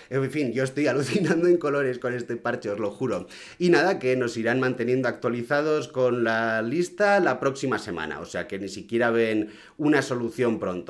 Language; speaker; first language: Spanish; native; Spanish